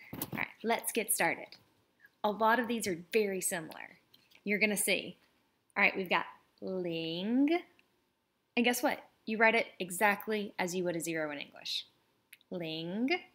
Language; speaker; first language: English; native; English